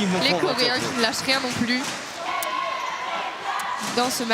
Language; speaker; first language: French; native; French